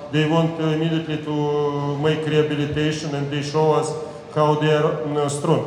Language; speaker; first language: English; non-native, learner; Russian